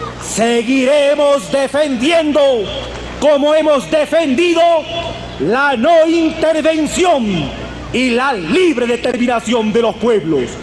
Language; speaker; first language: Spanish; native; Spanish